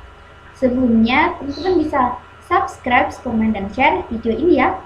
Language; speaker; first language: Indonesian; native; Indonesian